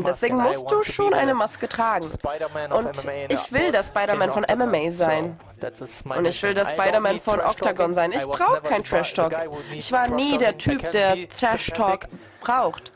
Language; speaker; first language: German; non-native, fluent; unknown